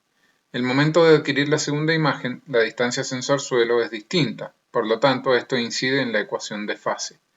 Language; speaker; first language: Spanish; native; Spanish